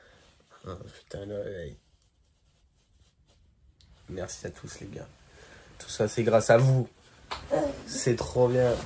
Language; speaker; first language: French; native; French